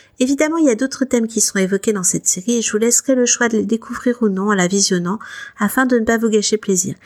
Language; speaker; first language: French; native; French